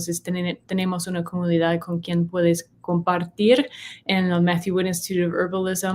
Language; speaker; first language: Spanish; non-native, learner; English